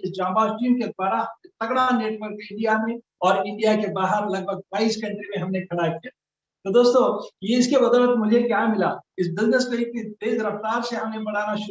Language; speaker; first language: Hindi; native; Hindi